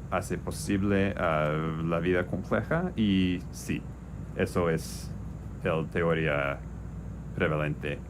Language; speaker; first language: Spanish; non-native, learner; English